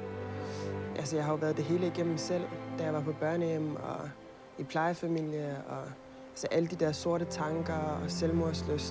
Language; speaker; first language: Danish; native; Danish